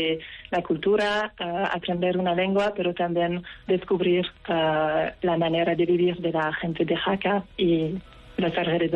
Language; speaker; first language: Spanish; non-native, fluent; Dutch